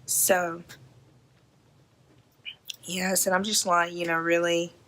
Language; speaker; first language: English; native; English